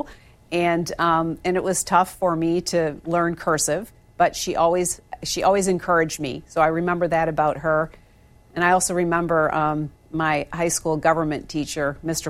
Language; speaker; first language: English; native; English